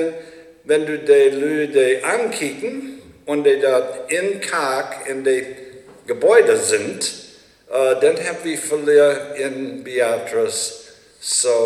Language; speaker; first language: German; early bilingual, heritage; Low German